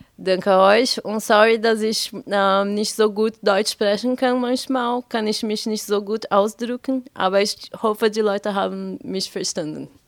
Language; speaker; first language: German; non-native, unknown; Portuguese